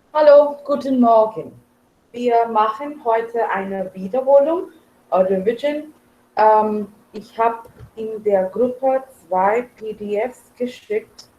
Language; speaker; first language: German; non-native, fluent; Marathi